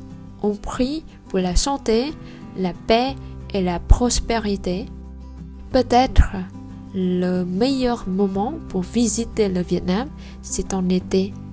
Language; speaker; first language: French; non-native, learner; Vietnamese